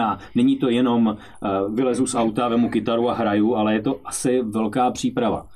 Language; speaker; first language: Czech; native; Czech